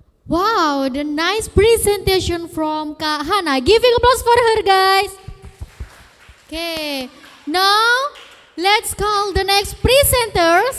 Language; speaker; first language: English; non-native, fluent; Indonesian